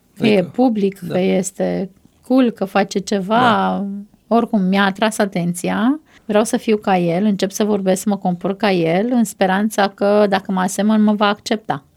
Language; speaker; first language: Romanian; native; Romanian